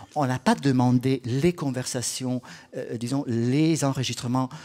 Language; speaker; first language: French; non-native, fluent; Italian